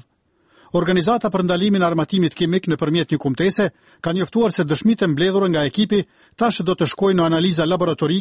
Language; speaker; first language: Albanian; native; Albanian